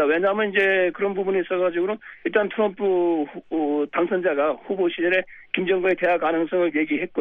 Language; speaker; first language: Korean; native; Korean